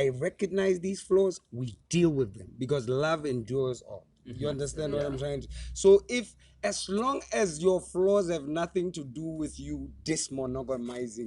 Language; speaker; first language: English; non-native, local second language; Tswana